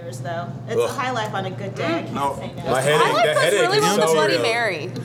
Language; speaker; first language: English; native; English